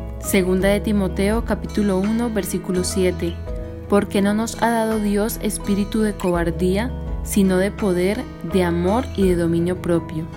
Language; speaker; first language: Spanish; native; Spanish